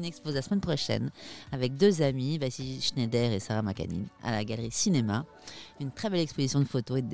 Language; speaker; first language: French; native; French